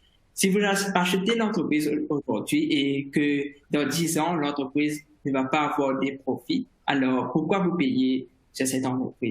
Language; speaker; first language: French; non-native, fluent; Morisyen